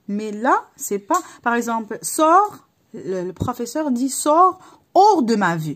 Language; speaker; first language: French; non-native, local second language; Arabic